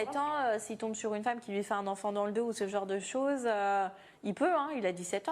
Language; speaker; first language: French; native; French